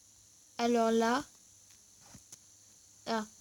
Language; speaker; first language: French; native; French